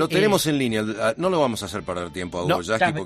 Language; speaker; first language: Spanish; native; Spanish